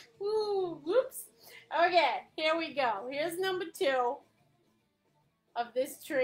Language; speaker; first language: English; native; English